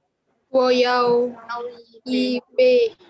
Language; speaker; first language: Chinese; non-native, learner; Indonesian